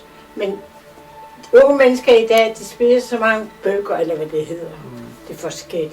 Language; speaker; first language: Danish; non-native, local second language; Kalaallisut